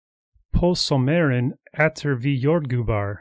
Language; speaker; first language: Swedish; non-native, learner; English